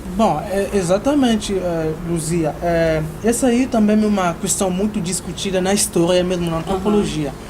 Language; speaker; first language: Portuguese; non-native, fluent; Kongo